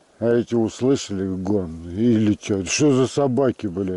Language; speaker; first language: Russian; native; Russian